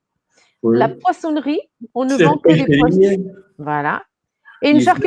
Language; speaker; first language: French; non-native, fluent; Portuguese